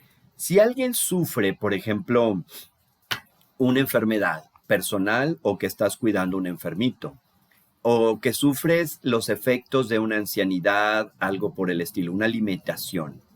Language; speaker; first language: Spanish; native; Spanish